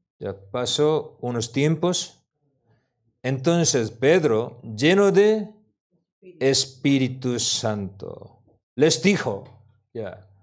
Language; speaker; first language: Spanish; non-native, learner; Korean